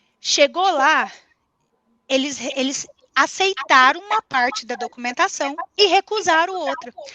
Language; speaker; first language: Portuguese; native; Portuguese